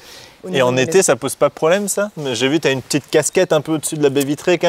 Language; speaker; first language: French; native; French